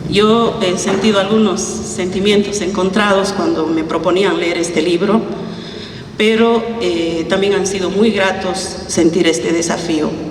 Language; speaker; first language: Spanish; native; Spanish